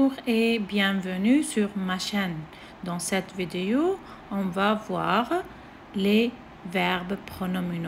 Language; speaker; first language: French; non-native, fluent; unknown